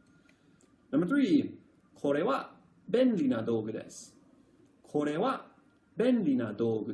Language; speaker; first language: Japanese; non-native, fluent; English